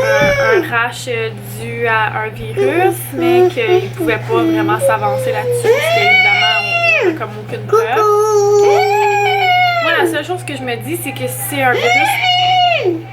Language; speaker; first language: French; native; French